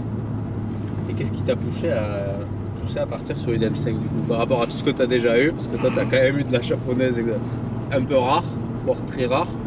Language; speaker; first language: French; native; French